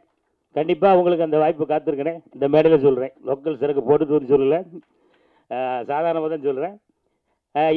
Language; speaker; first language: Tamil; native; Tamil